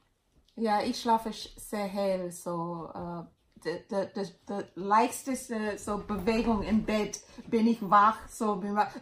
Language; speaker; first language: German; non-native, learner; English